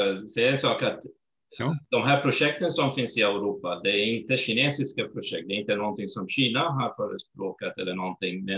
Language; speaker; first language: Swedish; non-native, fluent; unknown